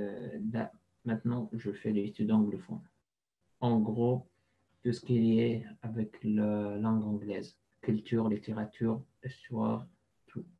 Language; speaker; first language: French; non-native, fluent; Arabic